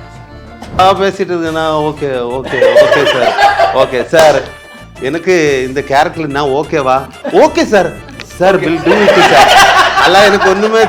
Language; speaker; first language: Tamil; non-native, learner; Malayalam